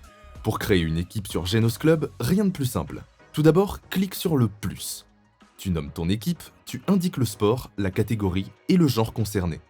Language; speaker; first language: French; native; French